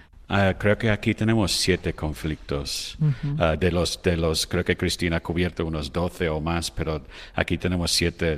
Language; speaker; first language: Spanish; non-native, fluent; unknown